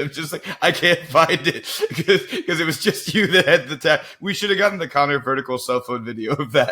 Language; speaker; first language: English; native; English